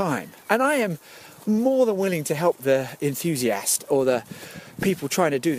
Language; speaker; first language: English; native; English